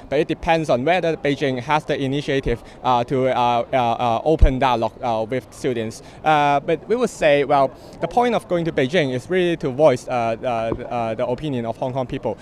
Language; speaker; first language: English; non-native, local second language; Cantonese